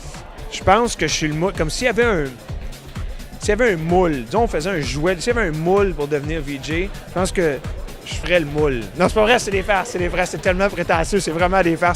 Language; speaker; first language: French; native; French